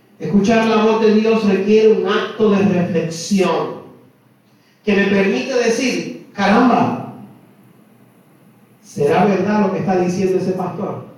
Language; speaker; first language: Spanish; native; Spanish